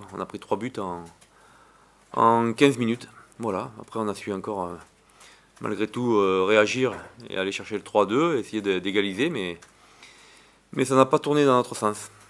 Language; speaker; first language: French; native; French